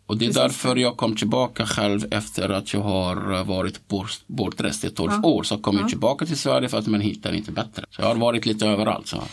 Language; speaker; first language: Swedish; non-native, fluent; Arabic